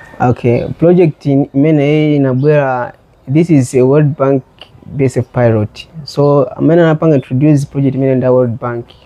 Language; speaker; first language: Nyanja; non-native, fluent; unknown